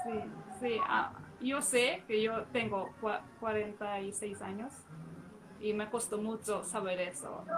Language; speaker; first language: Spanish; non-native, fluent; Hungarian